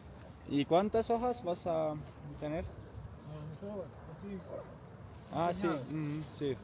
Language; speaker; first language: Spanish; non-native, learner; Estonian